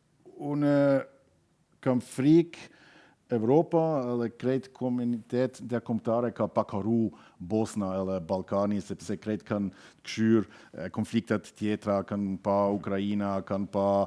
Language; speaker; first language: Albanian; non-native, learner; German